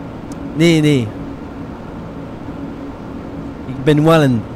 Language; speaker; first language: Dutch; non-native, learner; French